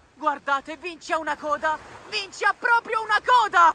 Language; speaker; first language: Italian; native; Italian